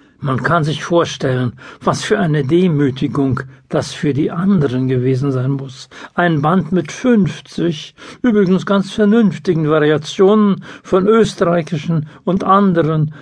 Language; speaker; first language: German; native; German